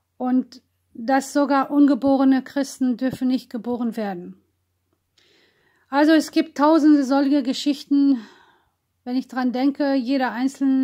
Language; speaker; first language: German; non-native, fluent; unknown